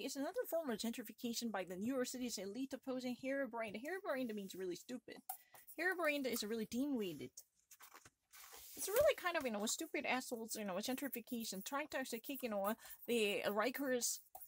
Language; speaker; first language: English; non-native, fluent; Korean